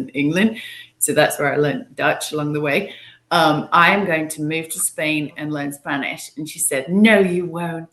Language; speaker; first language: English; native; English